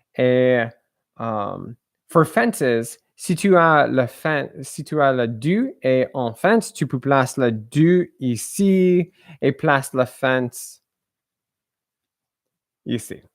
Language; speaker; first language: French; non-native, learner; English